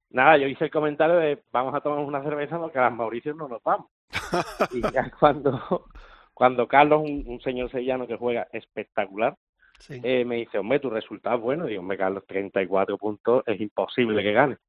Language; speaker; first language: Spanish; native; Spanish